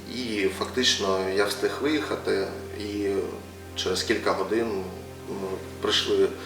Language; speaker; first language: Ukrainian; native; Ukrainian